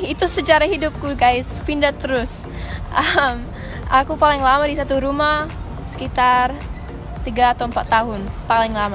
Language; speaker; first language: Indonesian; early bilingual, other home language; English